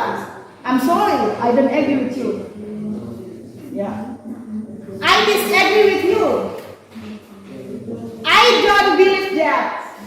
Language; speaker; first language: English; non-native, learner; Indonesian